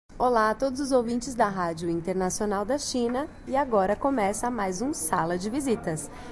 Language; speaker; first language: Portuguese; native; Portuguese